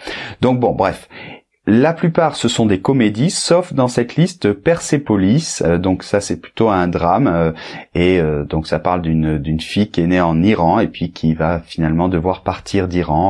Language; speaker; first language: French; native; French